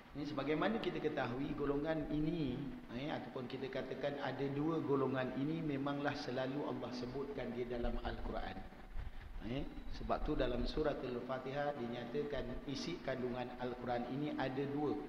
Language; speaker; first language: Malay; native; Malay